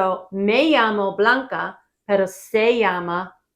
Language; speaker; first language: Spanish; non-native, learner; English